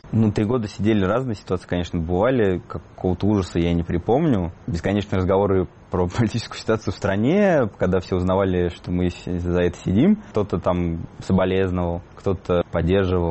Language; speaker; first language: Russian; native; Russian